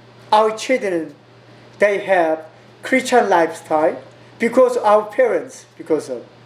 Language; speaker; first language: English; non-native, learner; Korean